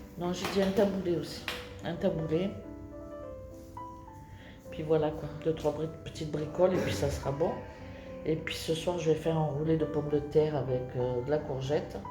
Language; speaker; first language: French; native; French